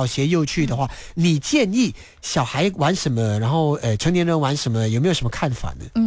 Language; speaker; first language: Chinese; native; Chinese